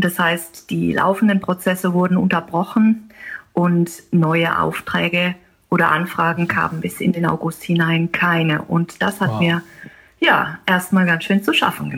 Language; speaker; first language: German; native; German